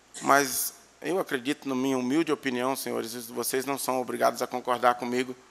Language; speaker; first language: Portuguese; native; Portuguese